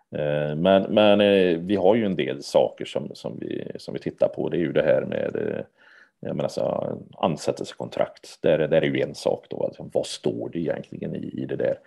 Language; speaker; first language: Swedish; native; Swedish